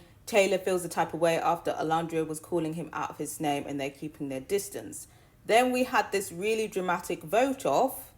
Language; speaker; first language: English; native; English